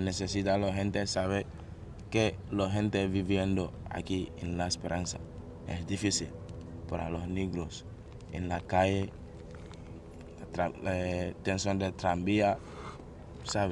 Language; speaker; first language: Spanish; non-native, learner; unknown